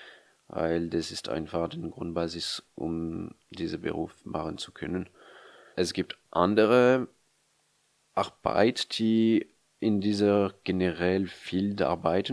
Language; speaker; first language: German; non-native, fluent; French